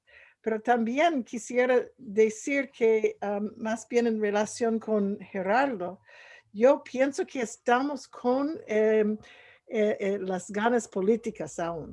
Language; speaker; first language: Spanish; non-native, fluent; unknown